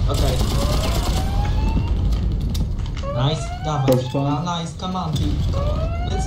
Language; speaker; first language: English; non-native, learner; Polish